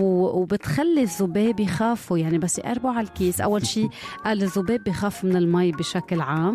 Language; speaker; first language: Arabic; native; Arabic